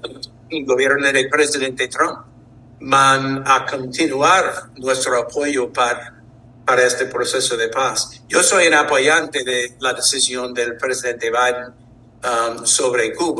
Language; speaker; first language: Spanish; non-native, fluent; English